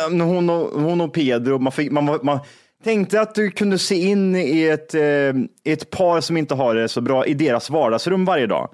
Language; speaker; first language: Swedish; early bilingual, other home language; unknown